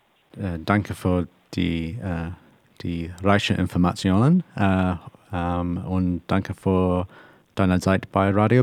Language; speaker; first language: German; non-native, learner; English